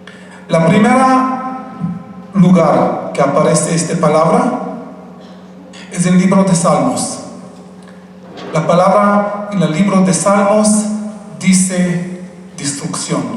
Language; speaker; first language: Spanish; non-native, fluent; Hebrew